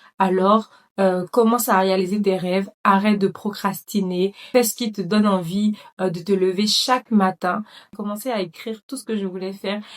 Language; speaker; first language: French; non-native, local second language; Dyula